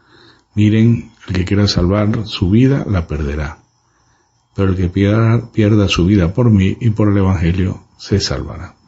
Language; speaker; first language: Spanish; native; Spanish